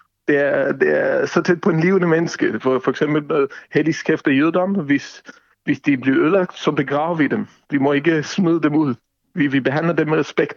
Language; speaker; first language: Danish; non-native, fluent; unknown